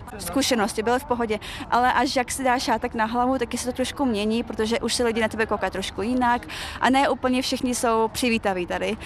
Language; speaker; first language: Czech; early bilingual, other home language; Chechen